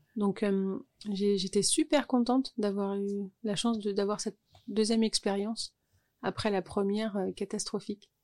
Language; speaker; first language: French; native; French